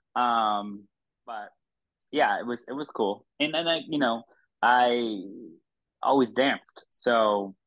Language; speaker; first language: English; native; English